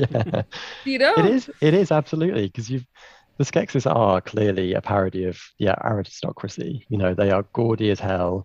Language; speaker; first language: English; native; English